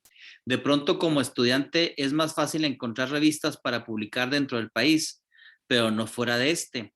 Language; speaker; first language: Spanish; native; Spanish